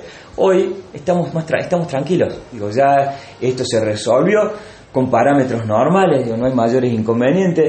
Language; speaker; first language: Spanish; native; Spanish